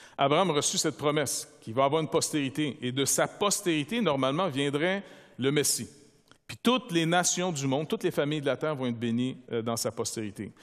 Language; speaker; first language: French; native; French